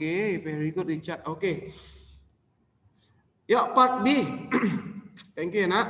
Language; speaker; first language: English; non-native, local second language; Indonesian